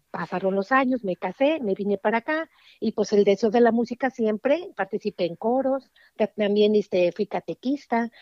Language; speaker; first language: Spanish; native; Spanish